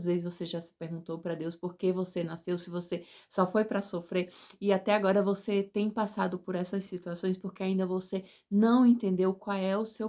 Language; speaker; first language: Portuguese; native; Portuguese